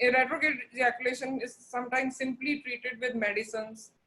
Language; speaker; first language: English; non-native, local second language; Punjabi